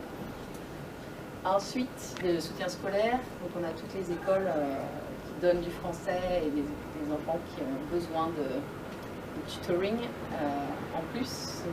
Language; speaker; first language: French; native; French